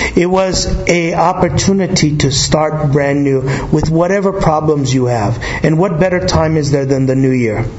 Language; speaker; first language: English; native; English